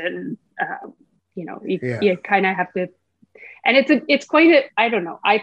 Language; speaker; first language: English; native; English